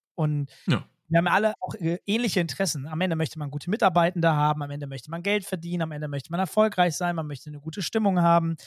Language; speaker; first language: German; native; German